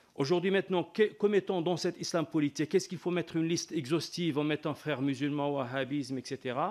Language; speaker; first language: French; non-native, local second language; Arabic